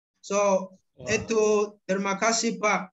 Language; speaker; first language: Indonesian; non-native, learner; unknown